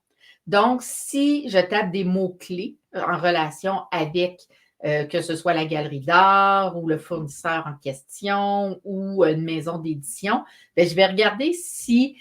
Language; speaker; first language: French; native; French